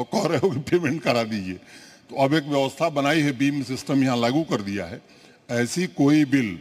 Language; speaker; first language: Hindi; native; Hindi